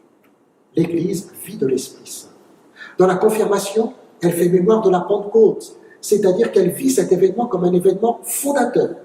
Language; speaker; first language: French; native; French